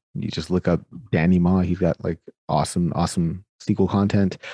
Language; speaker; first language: English; native; English